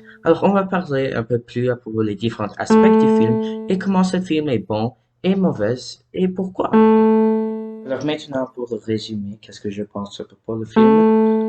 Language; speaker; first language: French; non-native, learner; English